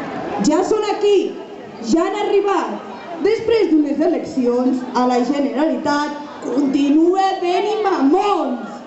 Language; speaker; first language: Catalan; native; Catalan